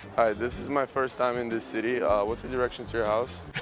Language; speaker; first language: English; early bilingual, other home language; Russian